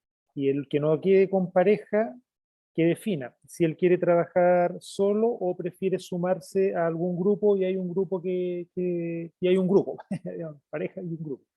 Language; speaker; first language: Spanish; native; Spanish